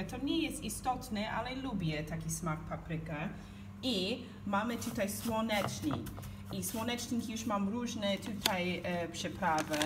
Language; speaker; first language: Polish; non-native, learner; English